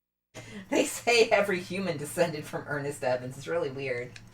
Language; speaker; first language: English; native; English